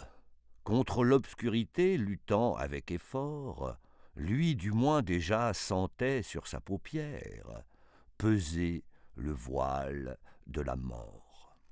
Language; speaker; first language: French; native; French